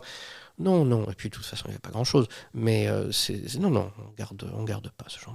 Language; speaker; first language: French; native; French